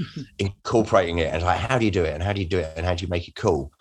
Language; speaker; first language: English; native; English